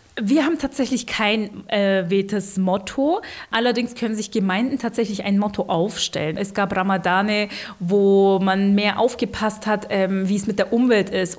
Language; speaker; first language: German; early bilingual, other home language; Turkish